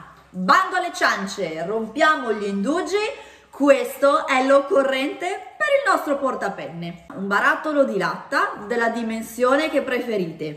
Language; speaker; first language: Italian; native; Italian